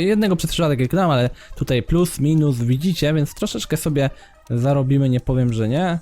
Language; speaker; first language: Polish; native; Polish